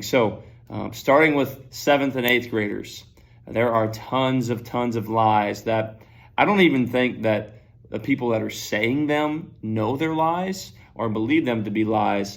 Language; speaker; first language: English; native; English